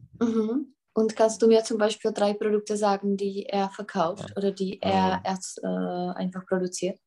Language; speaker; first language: German; non-native, fluent; Czech